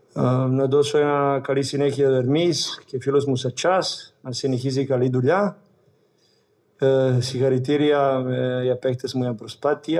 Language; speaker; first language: Greek; non-native, learner; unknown